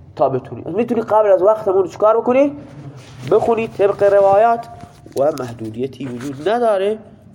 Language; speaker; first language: Persian; non-native, local second language; Baluchi